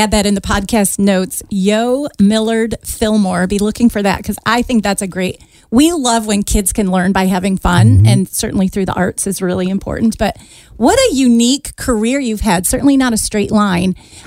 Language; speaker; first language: English; native; English